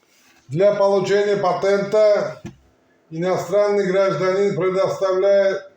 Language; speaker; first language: Russian; non-native, fluent; Uzbek